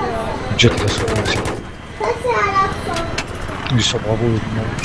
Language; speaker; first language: French; native; French